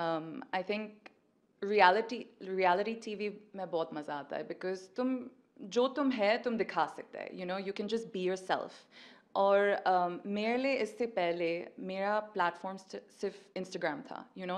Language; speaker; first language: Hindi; early bilingual, heritage; Hindi